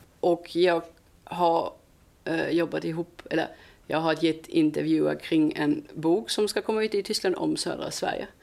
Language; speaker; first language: Swedish; non-native, fluent; German